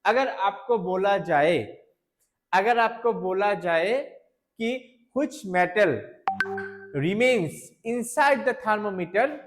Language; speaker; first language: Hindi; non-native, local second language; Bangla